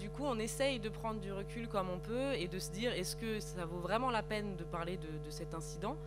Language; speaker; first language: French; native; French